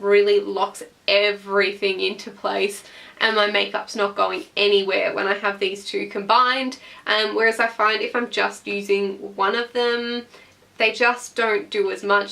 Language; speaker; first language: English; native; English